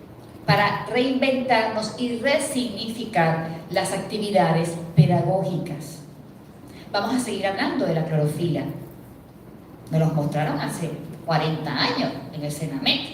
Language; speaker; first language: Spanish; native; Spanish